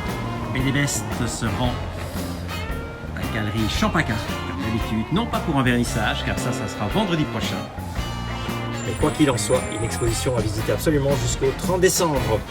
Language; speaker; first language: French; native; French